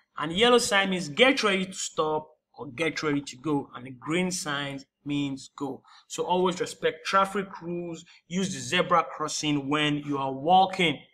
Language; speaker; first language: English; non-native, local second language; Yoruba